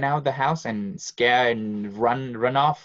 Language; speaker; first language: English; non-native, fluent; Vietnamese